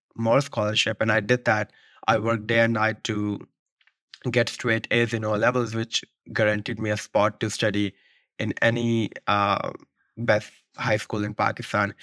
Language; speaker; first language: English; non-native, local second language; Urdu